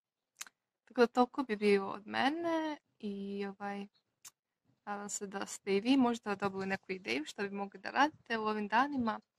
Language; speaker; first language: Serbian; non-native, local second language; Slovak